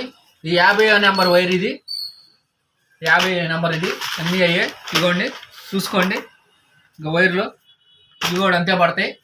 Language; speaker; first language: Telugu; native; Telugu